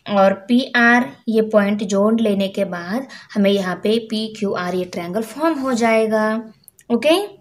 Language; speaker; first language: Hindi; non-native, local second language; Marathi